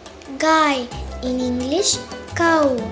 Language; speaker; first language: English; non-native, local second language; Hindi